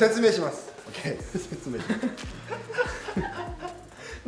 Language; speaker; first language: Japanese; non-native, learner; Korean